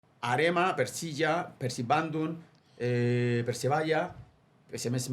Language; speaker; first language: Indonesian; non-native, fluent; Spanish